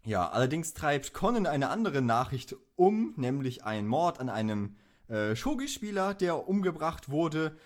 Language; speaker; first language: German; native; German